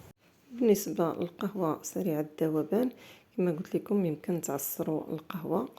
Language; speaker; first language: Arabic; native; Arabic